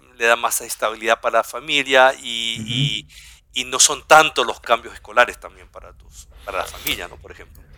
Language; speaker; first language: Spanish; non-native, local second language; German